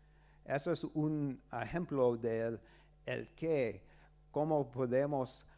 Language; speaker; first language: Spanish; non-native, learner; English